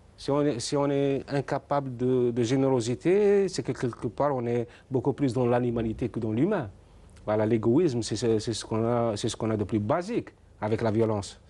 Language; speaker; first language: French; non-native, local second language; Arabic